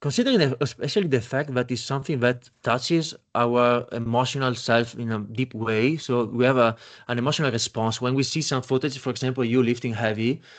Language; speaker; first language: English; non-native, fluent; Italian